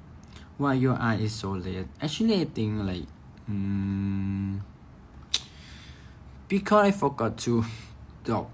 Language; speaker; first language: English; non-native, learner; Thai